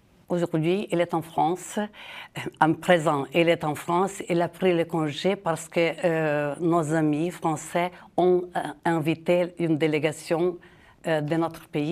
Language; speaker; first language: French; non-native, fluent; Ukrainian